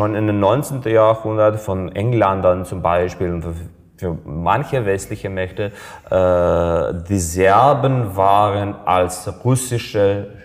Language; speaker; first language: German; non-native, fluent; Serbian